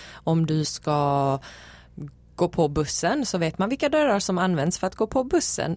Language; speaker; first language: Swedish; early bilingual, other home language; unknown